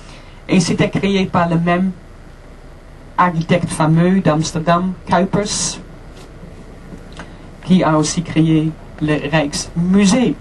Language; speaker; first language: French; non-native, fluent; Dutch